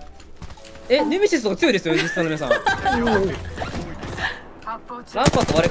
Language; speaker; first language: Japanese; native; Japanese